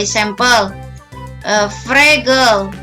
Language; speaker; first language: English; non-native, learner; Indonesian